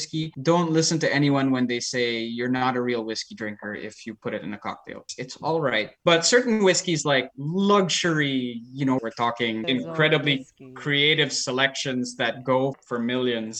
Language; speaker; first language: English; non-native, local second language; Filipino